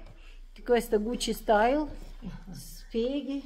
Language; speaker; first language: Italian; non-native, learner; Russian